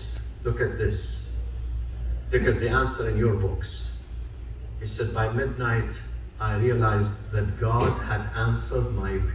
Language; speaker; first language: English; non-native, fluent; Arabic